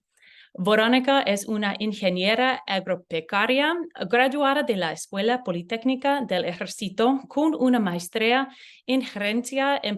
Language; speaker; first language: Spanish; non-native, learner; English